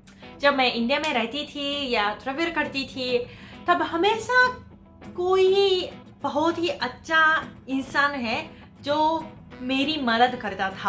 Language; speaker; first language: Hindi; non-native, fluent; Japanese